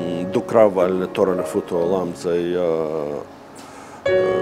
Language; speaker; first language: Hebrew; non-native, fluent; Russian